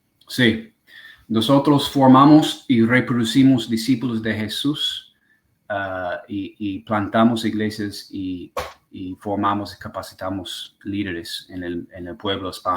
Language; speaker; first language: Spanish; non-native, fluent; English